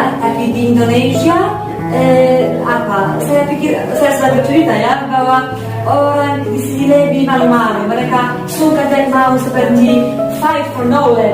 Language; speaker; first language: Indonesian; non-native, fluent; Polish